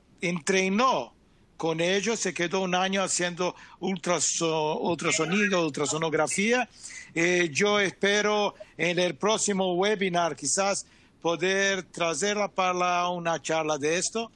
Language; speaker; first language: Spanish; non-native, fluent; Portuguese